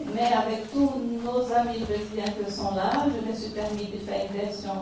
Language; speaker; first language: French; non-native, fluent; Portuguese